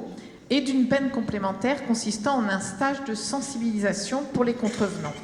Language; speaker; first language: French; native; French